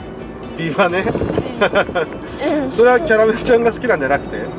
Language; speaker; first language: Japanese; native; Japanese